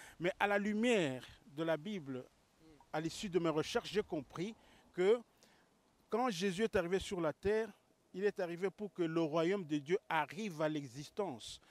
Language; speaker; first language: French; non-native, local second language; Lingala